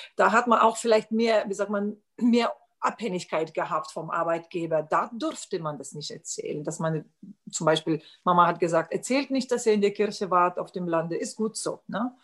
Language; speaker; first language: German; non-native, fluent; Lithuanian